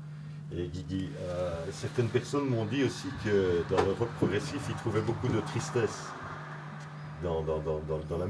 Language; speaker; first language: French; native; French